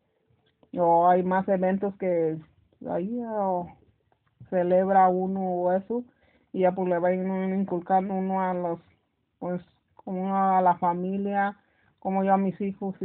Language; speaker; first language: Spanish; native; Spanish